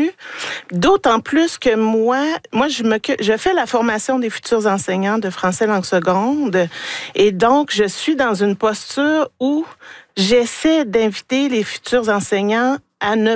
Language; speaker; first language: French; native; French